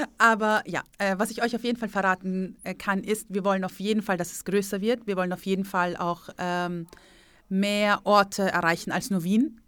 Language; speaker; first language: German; early bilingual, other home language; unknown